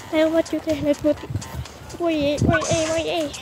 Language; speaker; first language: Finnish; early bilingual, heritage; Finnish